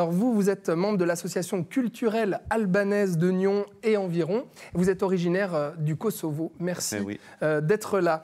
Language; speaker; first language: French; native; French